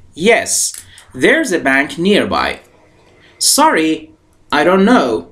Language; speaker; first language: English; non-native, fluent; Persian